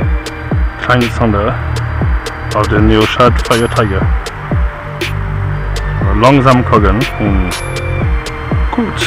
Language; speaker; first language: German; non-native, learner; French